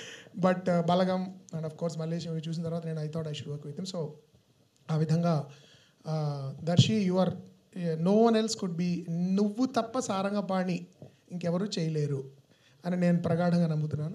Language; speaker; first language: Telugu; native; Telugu